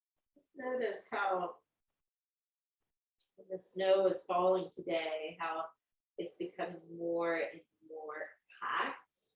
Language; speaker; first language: English; native; English